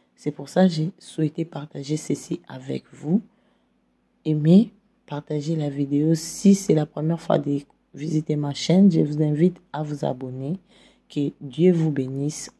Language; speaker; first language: French; non-native, local second language; Lingala